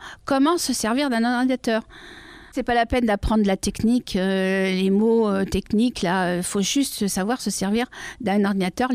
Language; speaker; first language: French; native; French